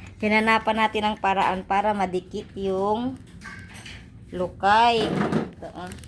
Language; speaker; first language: Filipino; non-native, local second language; Cebuano